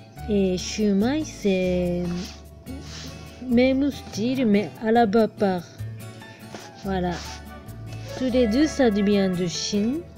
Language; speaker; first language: French; non-native, learner; Japanese